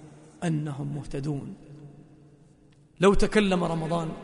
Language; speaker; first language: Arabic; native; Arabic